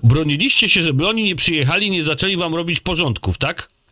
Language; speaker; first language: Polish; native; Polish